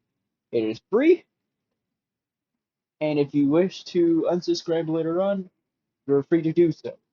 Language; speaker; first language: English; native; English